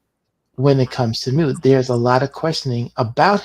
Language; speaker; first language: English; native; English